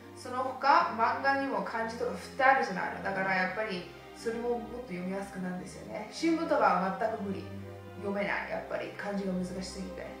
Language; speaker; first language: Japanese; early bilingual, heritage; Japanese